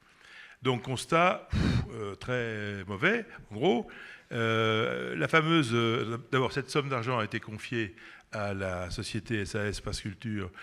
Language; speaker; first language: French; native; French